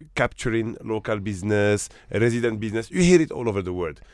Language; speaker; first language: English; non-native, fluent; Arabic